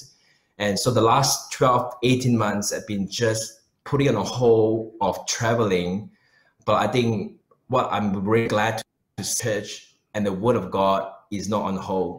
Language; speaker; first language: English; non-native, local second language; Chinese